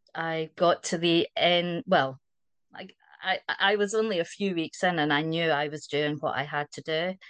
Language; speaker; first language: English; native; English